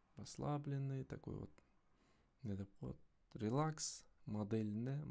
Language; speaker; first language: Russian; non-native, local second language; Kyrgyz